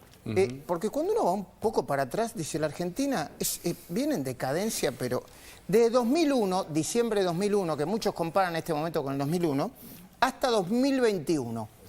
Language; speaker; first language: Spanish; native; Spanish